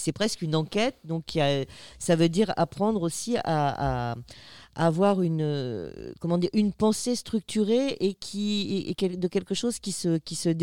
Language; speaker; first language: French; native; French